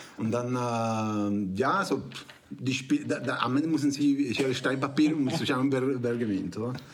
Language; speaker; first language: German; non-native, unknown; Spanish